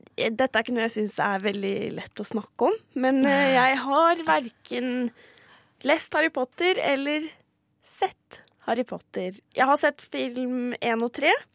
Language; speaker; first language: Norwegian; native; Norwegian